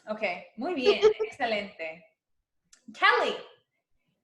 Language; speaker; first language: Spanish; non-native, fluent; English